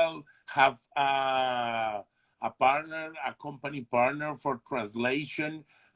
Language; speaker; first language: English; non-native, learner; Spanish